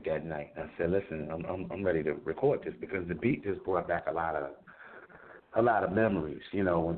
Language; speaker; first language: English; native; English